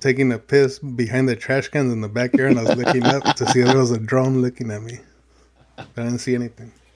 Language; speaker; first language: English; early bilingual, other home language; Spanish